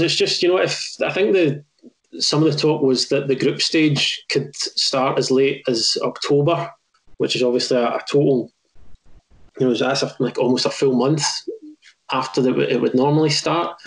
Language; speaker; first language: English; native; English